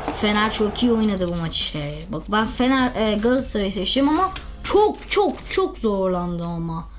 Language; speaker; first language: Turkish; non-native, learner; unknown